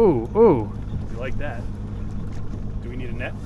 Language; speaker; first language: English; native; English